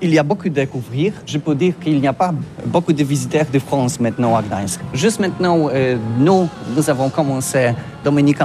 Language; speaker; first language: French; non-native, learner; Polish